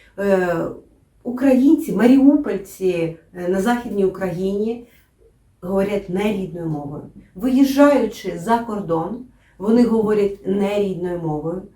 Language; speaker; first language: Ukrainian; non-native, local second language; Russian